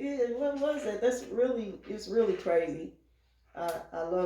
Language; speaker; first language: English; native; English